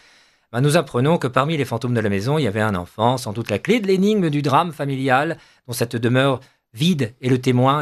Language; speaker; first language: French; native; French